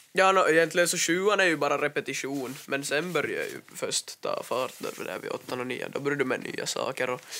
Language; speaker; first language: Swedish; native; Swedish